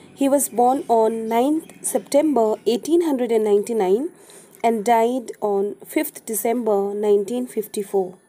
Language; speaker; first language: English; non-native, local second language; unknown